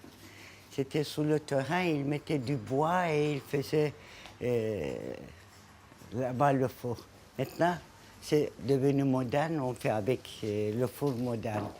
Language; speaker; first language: French; non-native, fluent; Turkish